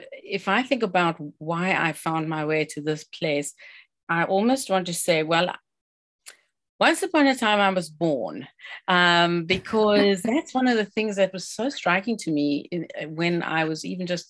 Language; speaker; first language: English; native; English